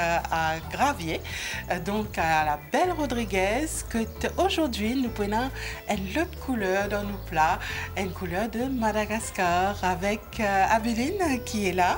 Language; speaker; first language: French; non-native, local second language; Morisyen